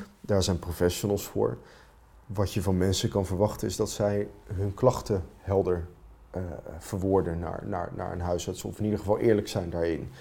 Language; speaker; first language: Dutch; non-native, fluent; Finnish